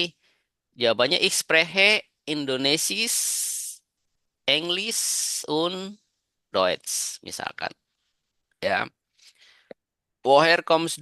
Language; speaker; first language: German; non-native, learner; Indonesian